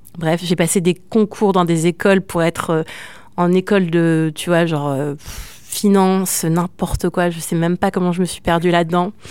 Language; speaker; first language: French; native; French